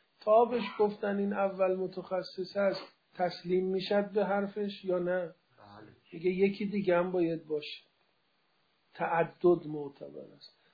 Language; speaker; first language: Persian; native; Persian